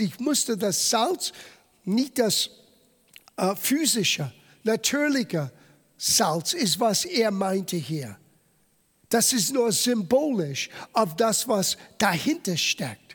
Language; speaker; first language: German; non-native, fluent; English